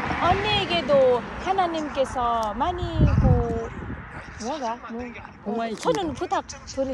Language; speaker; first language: Korean; non-native, learner; Nepali